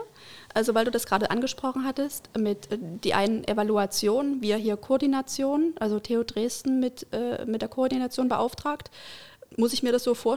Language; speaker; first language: German; native; German